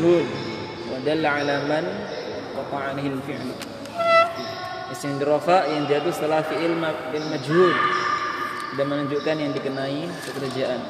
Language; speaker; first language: Arabic; non-native, fluent; Indonesian